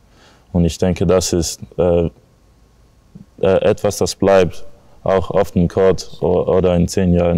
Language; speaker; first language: German; non-native, learner; English